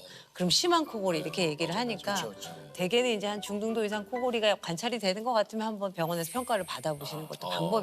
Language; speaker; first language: Korean; native; Korean